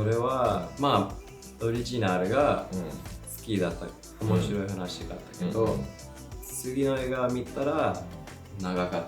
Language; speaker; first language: Japanese; non-native, learner; English